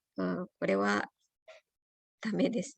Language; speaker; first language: Japanese; non-native, fluent; Indonesian